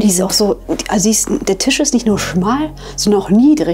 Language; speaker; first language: German; native; German